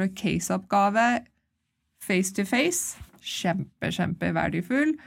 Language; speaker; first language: Norwegian; non-native, fluent; English